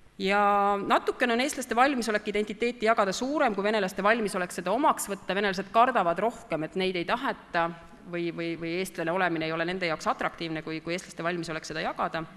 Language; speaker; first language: Estonian; native; Estonian